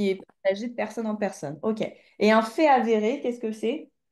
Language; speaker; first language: French; native; French